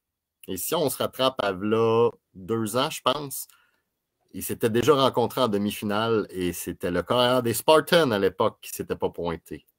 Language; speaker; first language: French; native; French